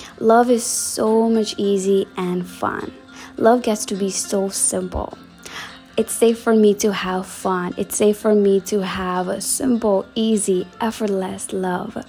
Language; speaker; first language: English; native; English